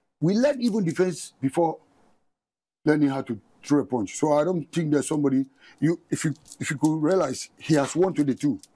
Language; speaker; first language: English; non-native, local second language; Ga